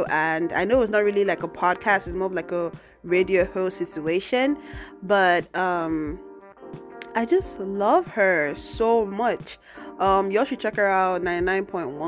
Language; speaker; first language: English; non-native, local second language; Igbo